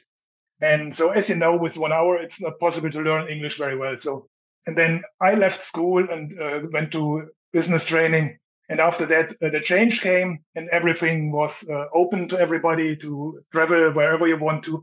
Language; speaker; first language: English; non-native, fluent; German